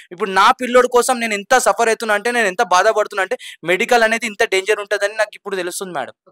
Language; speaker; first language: Telugu; non-native, local second language; Urdu